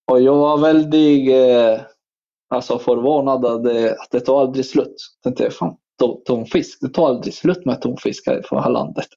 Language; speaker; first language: Swedish; non-native, fluent; Spanish